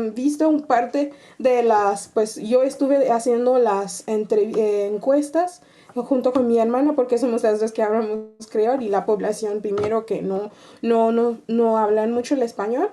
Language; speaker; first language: Spanish; non-native, fluent; Haitian Creole